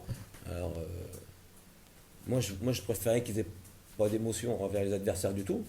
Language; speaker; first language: French; native; French